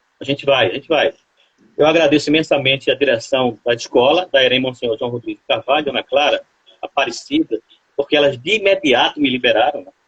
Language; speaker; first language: Portuguese; native; Portuguese